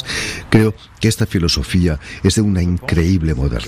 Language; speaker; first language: Spanish; native; Spanish